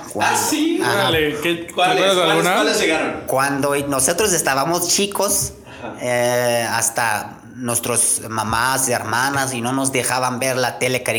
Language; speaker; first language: Spanish; non-native, learner; Turkish